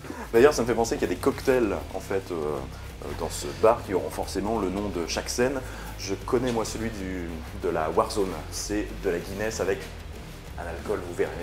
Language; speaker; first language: French; native; French